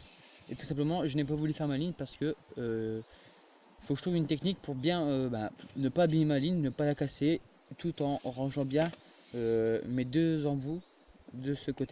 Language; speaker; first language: French; native; French